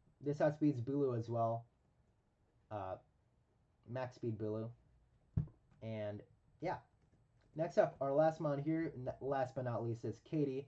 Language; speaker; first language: English; native; English